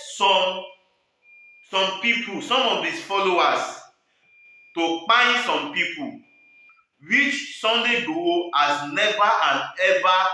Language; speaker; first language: English; non-native, local second language; Yoruba